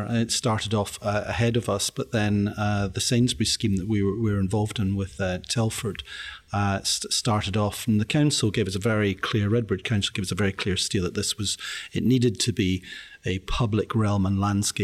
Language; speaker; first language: English; native; English